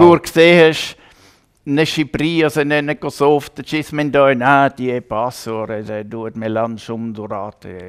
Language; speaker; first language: Albanian; non-native, learner; German